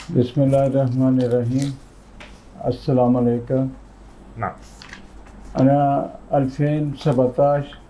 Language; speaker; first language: Arabic; non-native, learner; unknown